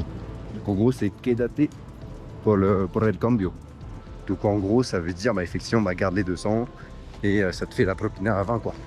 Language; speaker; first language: French; native; French